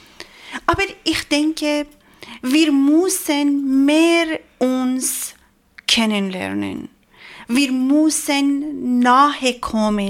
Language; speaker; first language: German; non-native, learner; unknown